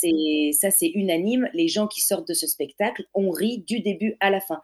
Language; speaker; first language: French; native; French